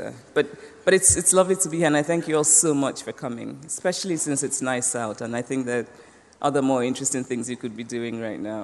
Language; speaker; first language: English; non-native, local second language; Igbo